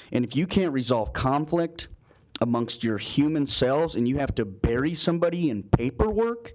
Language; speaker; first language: English; native; English